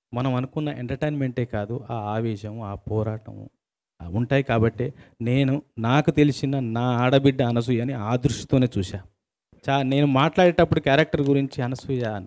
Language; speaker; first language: Telugu; native; Telugu